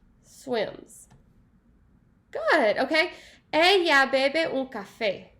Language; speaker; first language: Spanish; non-native, learner; English